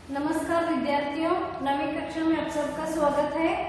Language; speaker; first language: Hindi; non-native, local second language; Kannada